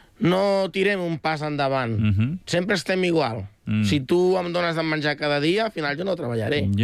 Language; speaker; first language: Catalan; early bilingual, other home language; Spanish